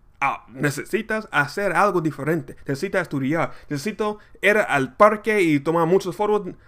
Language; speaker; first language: Spanish; non-native, learner; English